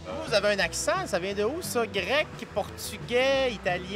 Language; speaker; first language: French; native; French